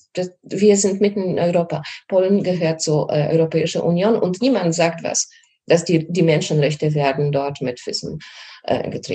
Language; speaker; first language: German; non-native, fluent; Polish